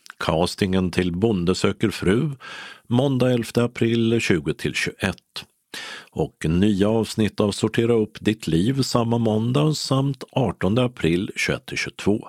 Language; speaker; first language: Swedish; native; Swedish